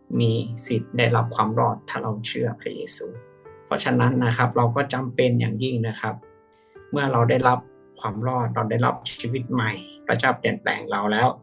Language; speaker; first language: Thai; native; Thai